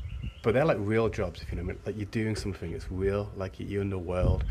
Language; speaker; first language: English; native; English